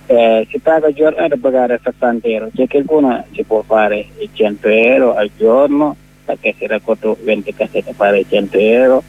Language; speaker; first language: Italian; non-native, learner; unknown